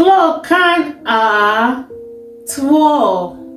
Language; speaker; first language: Swedish; non-native, learner; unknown